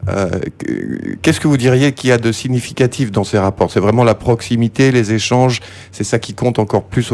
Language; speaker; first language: French; native; French